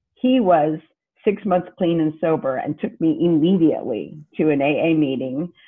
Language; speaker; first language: English; native; English